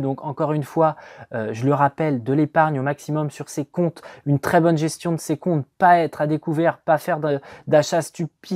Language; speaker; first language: French; native; French